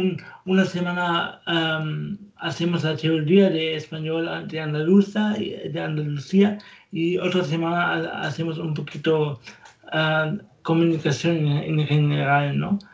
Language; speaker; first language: Spanish; non-native, learner; German